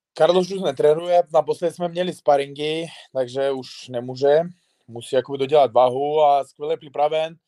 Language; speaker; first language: Czech; non-native, fluent; Uzbek